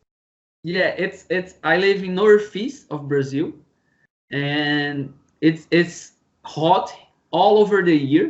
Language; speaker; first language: English; non-native, learner; Portuguese